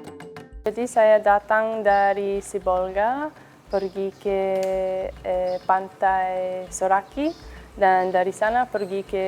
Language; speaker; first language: Indonesian; non-native, learner; English